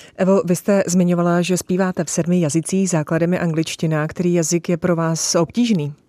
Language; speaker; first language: Czech; native; Czech